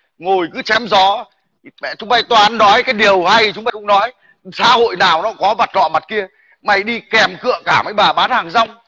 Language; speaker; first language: Vietnamese; native; Vietnamese